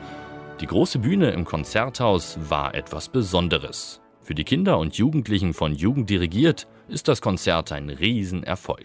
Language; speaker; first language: German; native; German